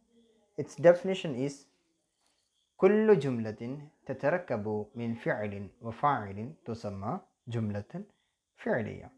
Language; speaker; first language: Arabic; non-native, fluent; Malayalam